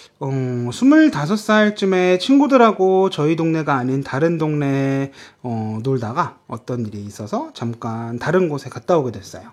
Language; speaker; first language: Korean; native; Korean